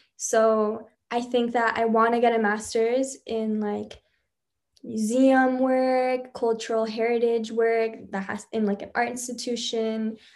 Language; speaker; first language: English; early bilingual, other home language; Spanish